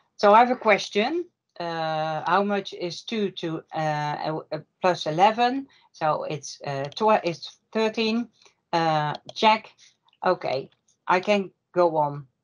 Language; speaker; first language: English; non-native, fluent; Dutch